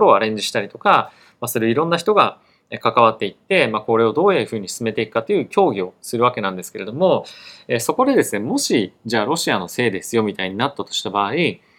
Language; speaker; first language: Japanese; native; Japanese